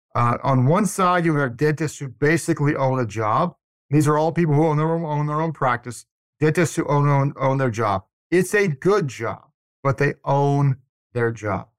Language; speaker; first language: English; native; English